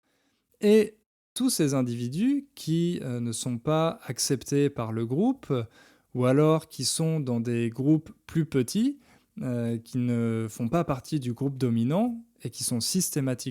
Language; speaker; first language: French; native; French